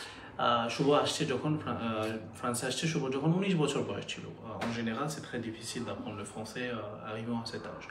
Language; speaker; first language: French; non-native, fluent; Bangla